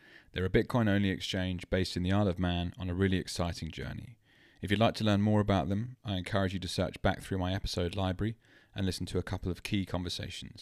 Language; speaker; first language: English; native; English